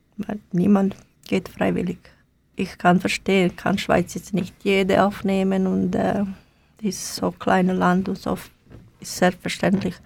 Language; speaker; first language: German; non-native, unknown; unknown